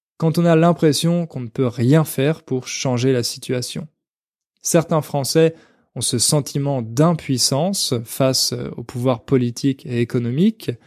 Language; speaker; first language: French; native; French